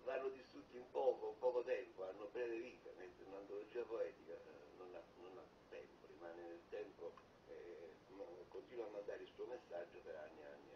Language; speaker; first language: Italian; native; Italian